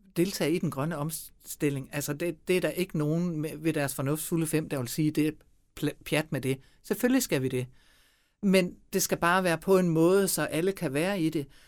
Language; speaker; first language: Danish; native; Danish